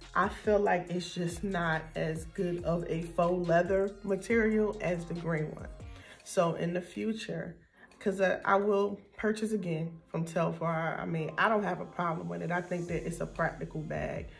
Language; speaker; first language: English; native; English